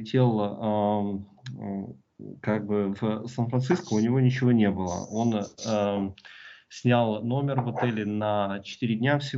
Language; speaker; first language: Russian; native; Russian